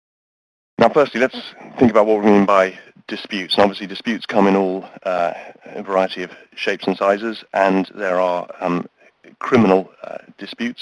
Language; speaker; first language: English; native; English